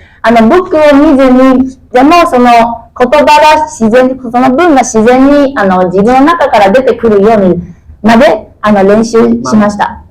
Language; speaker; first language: Japanese; non-native, fluent; Chinese